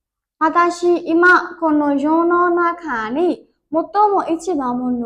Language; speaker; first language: Japanese; non-native, learner; Burmese